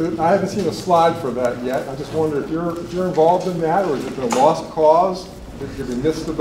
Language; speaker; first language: English; native; English